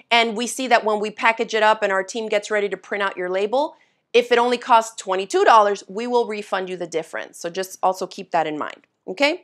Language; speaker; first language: English; native; English